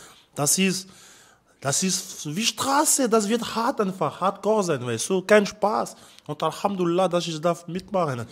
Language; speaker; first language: German; non-native, learner; French